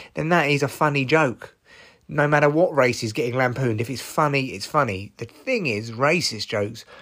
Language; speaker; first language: English; native; English